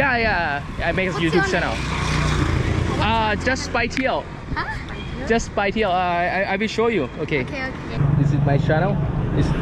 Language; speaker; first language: English; non-native, learner; Thai